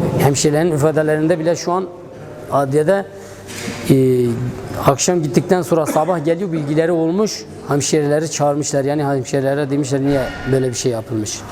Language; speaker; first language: Turkish; non-native, local second language; Kurdish